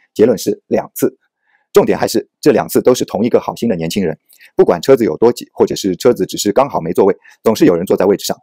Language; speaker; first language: Chinese; native; Chinese